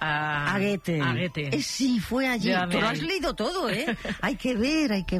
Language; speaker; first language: Spanish; native; Spanish